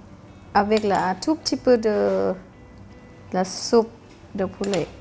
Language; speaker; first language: French; non-native, learner; Thai